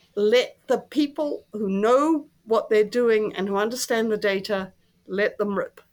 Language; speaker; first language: English; native; English